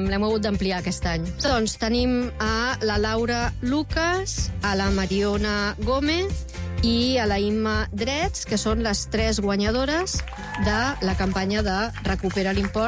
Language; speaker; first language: Catalan; native; Catalan